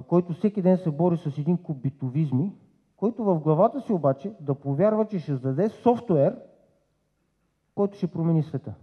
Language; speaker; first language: Bulgarian; native; Bulgarian